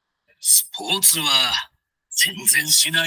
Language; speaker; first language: Japanese; non-native, learner; Bangla